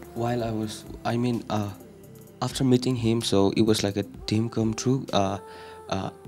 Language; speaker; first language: English; non-native, fluent; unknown